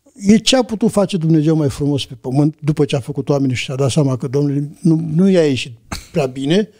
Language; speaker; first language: Romanian; native; Romanian